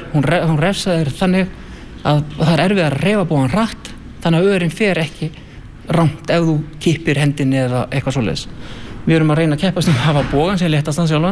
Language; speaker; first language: Icelandic; native; Icelandic